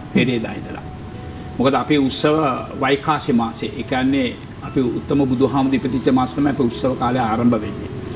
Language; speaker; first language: Sinhala; non-native, local second language; Tamil